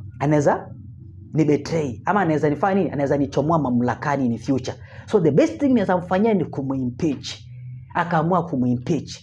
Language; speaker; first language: Swahili; non-native, local second language; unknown